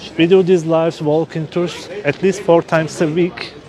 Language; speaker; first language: English; non-native, fluent; Turkish